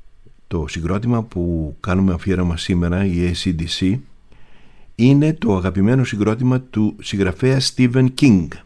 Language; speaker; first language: Greek; native; Greek